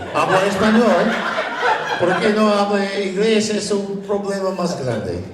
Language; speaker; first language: Spanish; non-native, learner; English